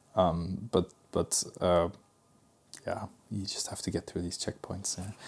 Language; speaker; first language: English; early bilingual, other home language; Pashto